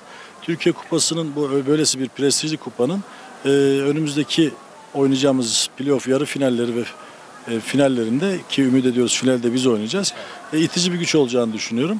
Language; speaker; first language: Turkish; native; Turkish